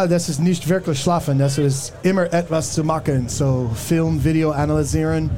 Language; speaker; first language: German; non-native, learner; English